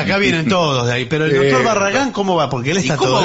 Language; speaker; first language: Spanish; native; Spanish